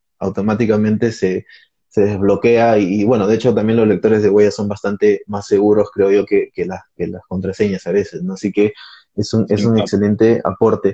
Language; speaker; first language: Spanish; native; Spanish